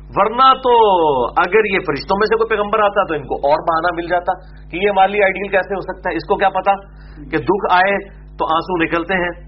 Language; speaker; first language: Urdu; non-native, local second language; Punjabi